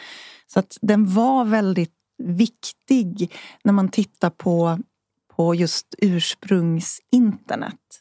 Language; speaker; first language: Swedish; native; Swedish